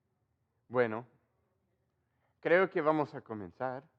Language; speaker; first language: Spanish; non-native, fluent; English